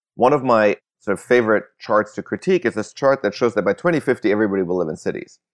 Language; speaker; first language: English; early bilingual, other home language; German